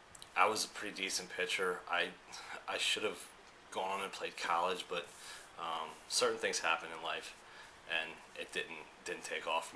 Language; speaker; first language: English; early bilingual, other home language; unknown